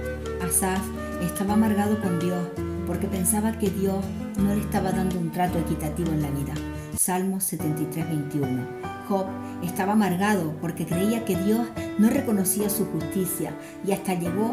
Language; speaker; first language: Spanish; native; Spanish